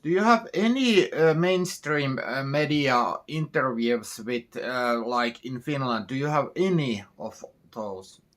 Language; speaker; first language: English; non-native, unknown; Finnish